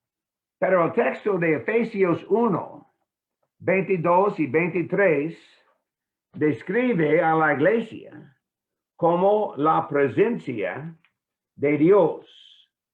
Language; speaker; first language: Spanish; non-native, fluent; English